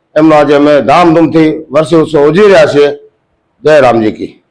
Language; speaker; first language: Gujarati; non-native, local second language; Sindhi